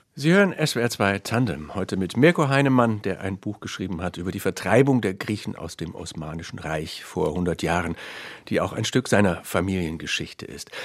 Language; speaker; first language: German; native; German